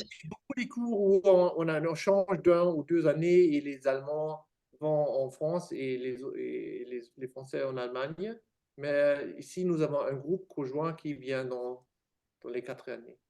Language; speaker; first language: French; non-native, fluent; German